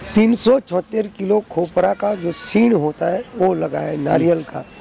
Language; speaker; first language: Hindi; non-native, local second language; Gujarati